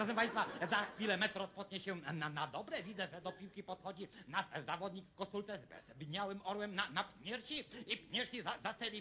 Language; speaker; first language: Polish; native; Polish